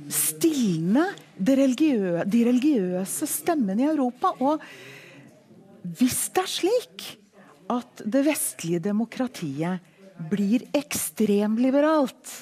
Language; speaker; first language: Norwegian; early bilingual, heritage; Norwegian